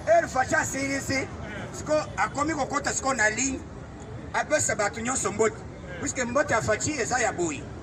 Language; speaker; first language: Lingala; native; Lingala